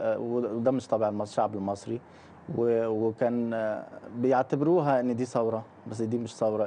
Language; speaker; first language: Arabic; native; Arabic